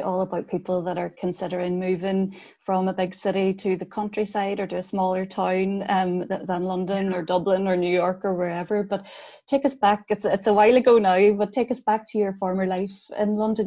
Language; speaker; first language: English; native; English